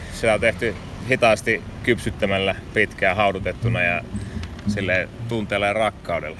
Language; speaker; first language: Finnish; native; Finnish